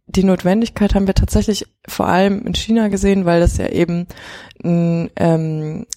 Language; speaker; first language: German; early bilingual, heritage; Chinese